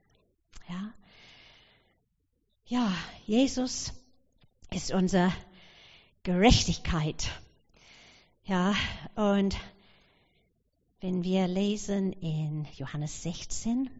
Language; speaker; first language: German; non-native, fluent; English